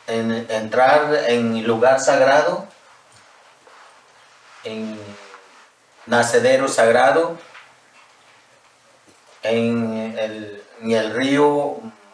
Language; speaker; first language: Spanish; non-native, local second language; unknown